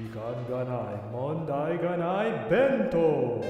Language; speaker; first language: Japanese; non-native, learner; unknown